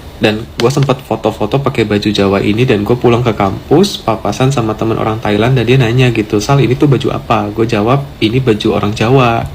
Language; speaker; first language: Indonesian; native; Indonesian